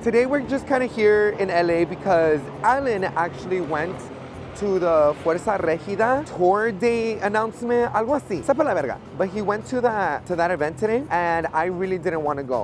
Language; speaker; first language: English; early bilingual, other home language; Spanish